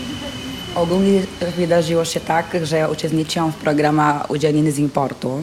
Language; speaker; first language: Polish; early bilingual, heritage; Portuguese